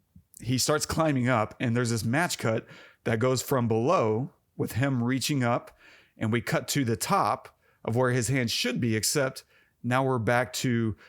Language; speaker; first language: English; native; English